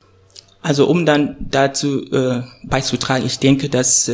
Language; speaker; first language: German; non-native, fluent; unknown